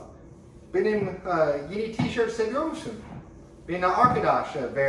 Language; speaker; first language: Turkish; non-native, learner; English